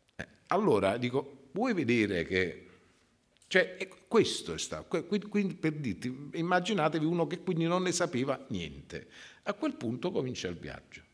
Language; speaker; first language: Italian; native; Italian